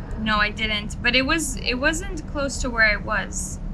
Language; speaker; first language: English; early bilingual, heritage; English